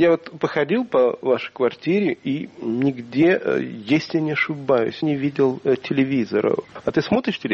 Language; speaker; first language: Russian; native; Russian